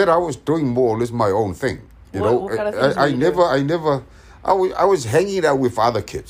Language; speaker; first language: English; non-native, fluent; Samoan